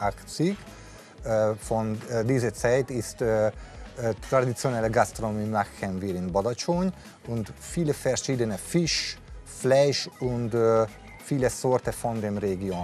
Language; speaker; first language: German; non-native, learner; Hungarian